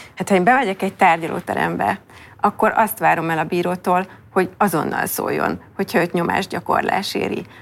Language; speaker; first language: Hungarian; native; Hungarian